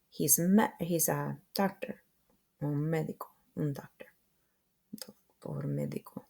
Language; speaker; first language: Spanish; non-native, fluent; English